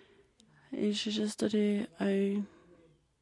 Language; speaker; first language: English; native; English